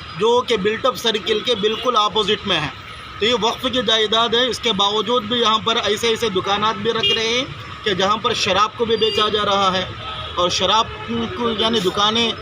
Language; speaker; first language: Urdu; native; Urdu